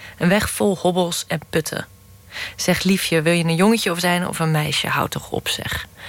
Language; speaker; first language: Dutch; native; Dutch